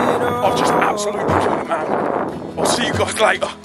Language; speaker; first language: English; native; English